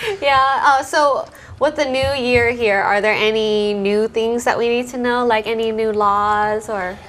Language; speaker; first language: English; early bilingual, other home language; Vietnamese